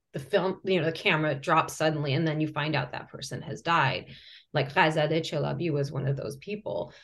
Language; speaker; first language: English; early bilingual, other home language; Persian